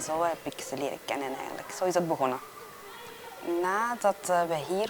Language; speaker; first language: Dutch; early bilingual, other home language; Spanish